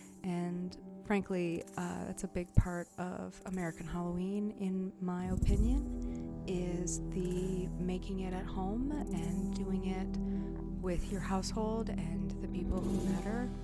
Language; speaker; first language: English; native; English